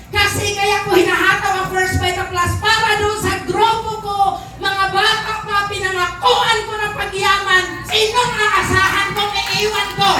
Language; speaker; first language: Filipino; non-native, local second language; Cebuano